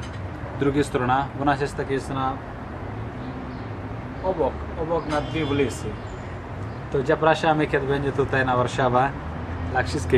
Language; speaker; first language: Polish; non-native, learner; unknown